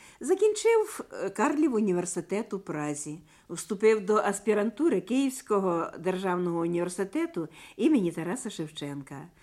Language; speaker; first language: Ukrainian; native; Ukrainian